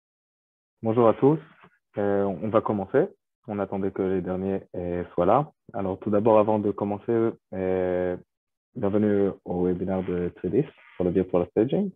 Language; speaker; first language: French; non-native, fluent; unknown